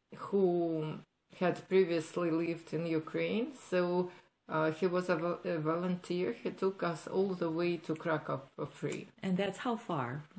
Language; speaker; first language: English; non-native, fluent; Ukrainian